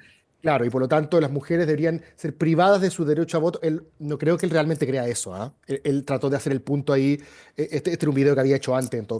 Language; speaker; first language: Spanish; native; Spanish